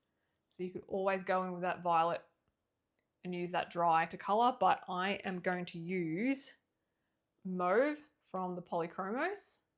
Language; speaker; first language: English; native; English